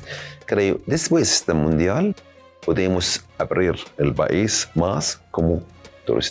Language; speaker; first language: Spanish; non-native, learner; Arabic